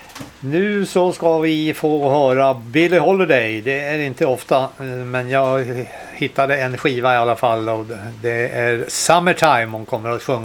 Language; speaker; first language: Swedish; native; Swedish